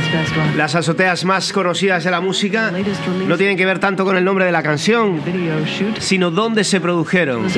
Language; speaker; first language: Spanish; native; Spanish